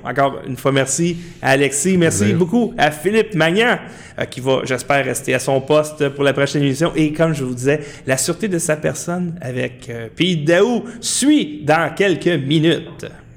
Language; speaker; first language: French; native; French